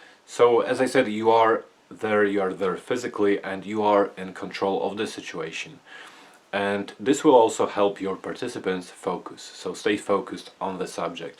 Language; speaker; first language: English; non-native, fluent; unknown